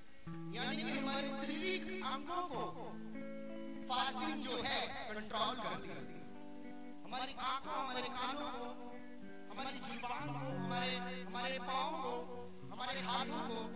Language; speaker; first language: Hindi; non-native, local second language; Punjabi